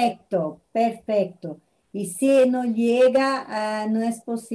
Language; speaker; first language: Spanish; non-native, fluent; Portuguese